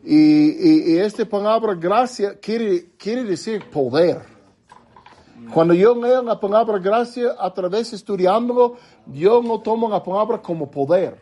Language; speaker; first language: Spanish; non-native, fluent; English